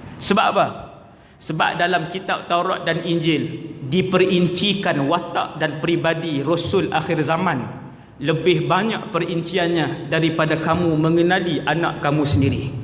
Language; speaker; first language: Malay; native; Malay